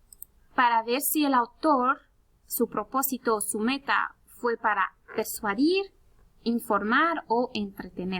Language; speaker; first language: Spanish; early bilingual, heritage; Spanish